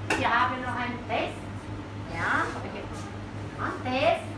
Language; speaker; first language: German; non-native, fluent; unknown